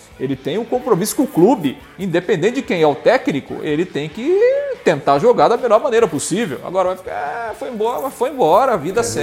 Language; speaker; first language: Portuguese; native; Portuguese